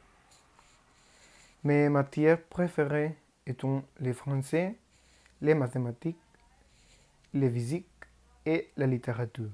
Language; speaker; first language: French; non-native, learner; Spanish